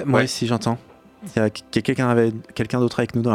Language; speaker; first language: French; native; French